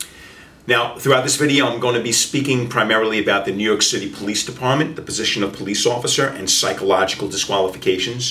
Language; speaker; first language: English; native; English